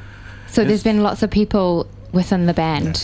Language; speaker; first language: English; native; English